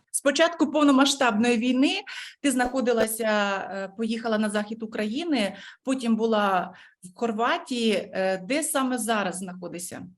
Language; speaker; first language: Ukrainian; native; Ukrainian